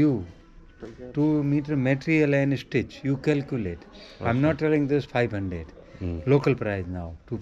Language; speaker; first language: English; non-native, learner; Hindi